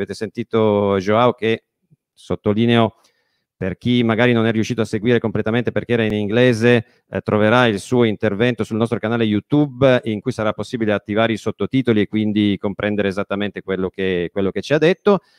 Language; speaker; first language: Italian; native; Italian